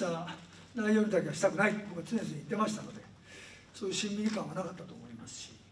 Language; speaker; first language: Japanese; native; Japanese